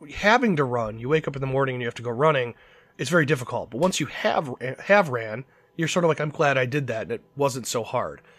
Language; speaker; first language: English; native; English